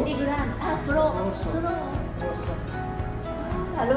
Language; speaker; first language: Italian; non-native, learner; Japanese